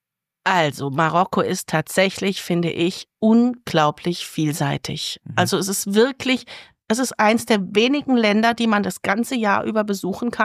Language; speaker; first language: German; native; German